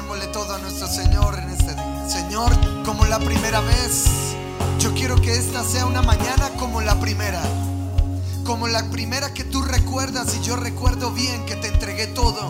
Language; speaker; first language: Spanish; native; Spanish